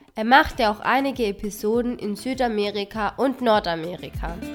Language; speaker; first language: German; non-native, fluent; Spanish